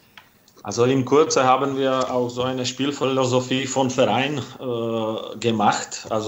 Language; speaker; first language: German; non-native, fluent; Slovak